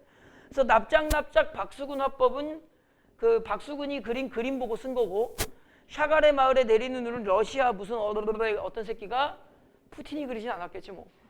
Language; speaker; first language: Korean; native; Korean